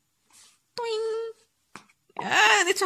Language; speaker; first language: Dutch; non-native, learner; Indonesian